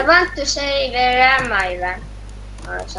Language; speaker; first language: English; non-native, learner; Estonian